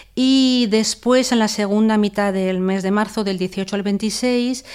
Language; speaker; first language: Spanish; native; Spanish